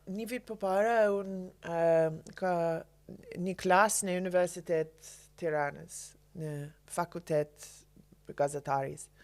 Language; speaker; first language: Albanian; non-native, learner; English